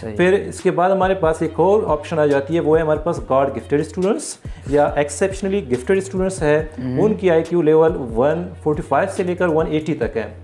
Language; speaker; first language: Urdu; non-native, local second language; Baluchi